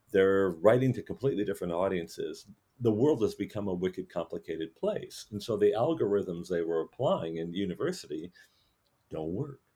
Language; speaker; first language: English; native; English